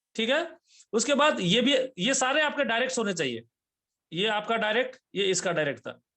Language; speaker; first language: Hindi; non-native, local second language; Nepali